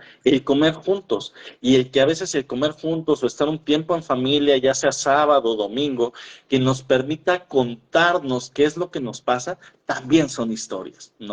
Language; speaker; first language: Spanish; native; Spanish